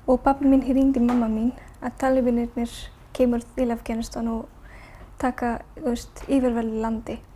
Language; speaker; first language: Icelandic; non-native, learner; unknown